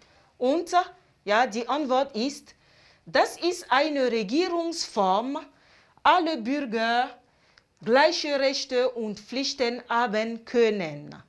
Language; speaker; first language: German; non-native, fluent; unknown